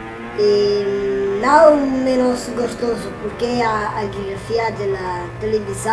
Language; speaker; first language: Portuguese; non-native, learner; Italian